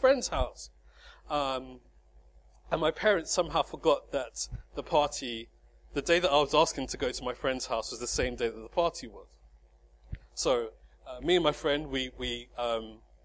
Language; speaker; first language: English; native; English